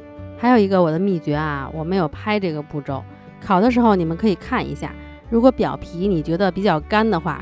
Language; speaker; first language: Chinese; native; Chinese